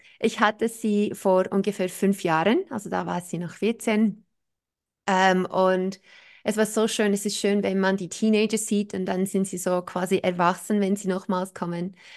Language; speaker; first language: German; non-native, fluent; English